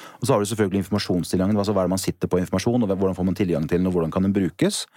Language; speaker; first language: Norwegian; native; Norwegian